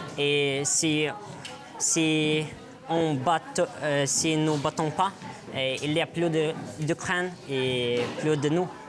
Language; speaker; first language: French; non-native, learner; Ukrainian